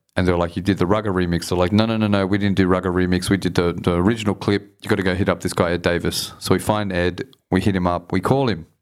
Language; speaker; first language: English; native; English